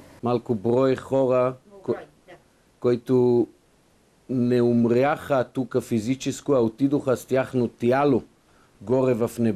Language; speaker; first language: Bulgarian; non-native, fluent; Hebrew